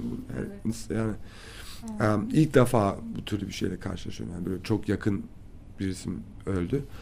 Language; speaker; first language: Turkish; early bilingual, other home language; German